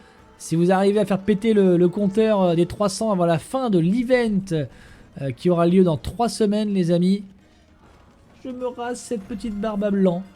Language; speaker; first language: French; native; French